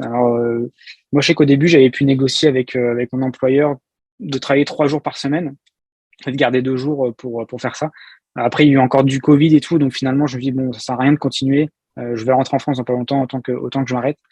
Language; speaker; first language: French; native; French